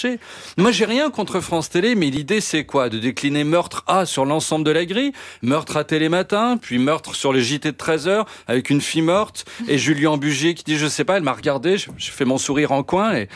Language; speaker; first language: French; native; French